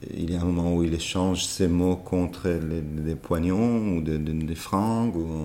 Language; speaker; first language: French; non-native, fluent; Hebrew